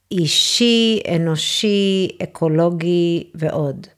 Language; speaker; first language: Hebrew; early bilingual, other home language; English